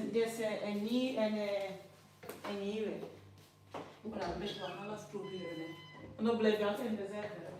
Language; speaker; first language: Dutch; non-native, fluent; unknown